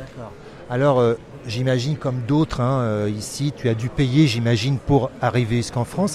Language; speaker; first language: French; native; French